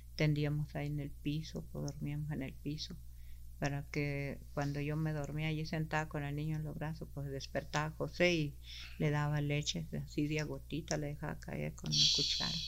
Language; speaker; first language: Spanish; non-native, local second language; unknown